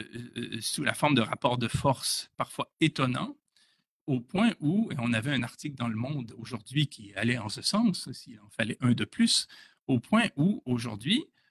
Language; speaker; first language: French; native; French